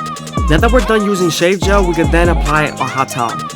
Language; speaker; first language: English; native; English